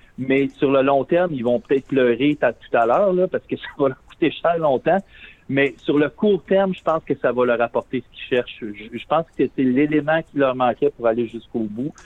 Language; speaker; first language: French; native; French